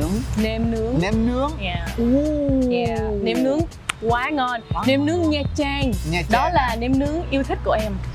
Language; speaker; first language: Vietnamese; non-native, fluent; English